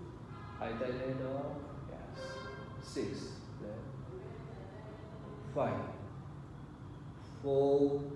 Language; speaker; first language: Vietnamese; non-native, learner; Hindi